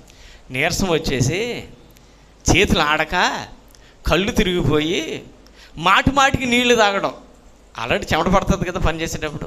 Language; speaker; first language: Telugu; native; Telugu